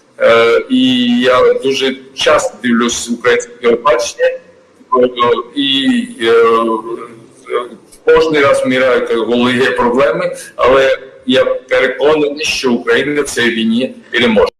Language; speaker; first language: Ukrainian; non-native, learner; Georgian